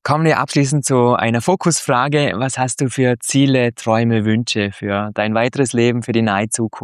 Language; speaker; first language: German; native; German